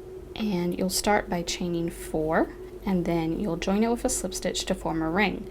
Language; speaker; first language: English; native; English